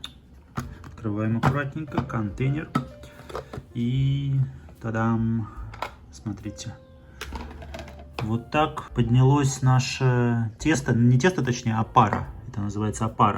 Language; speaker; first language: Russian; native; Russian